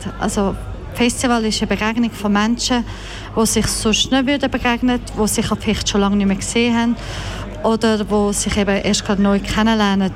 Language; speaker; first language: German; early bilingual, other home language; Croatian